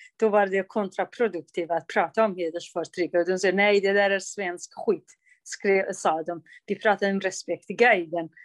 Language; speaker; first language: Swedish; non-native, local second language; Kurdish